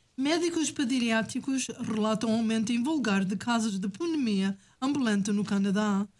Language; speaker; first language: Portuguese; native; Portuguese